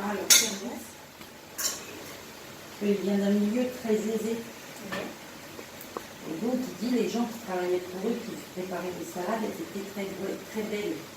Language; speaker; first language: French; native; French